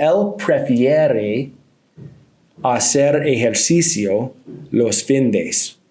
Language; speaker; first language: Spanish; non-native, learner; English